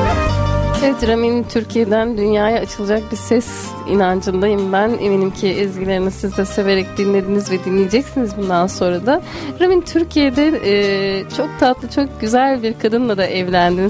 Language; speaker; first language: Turkish; native; Turkish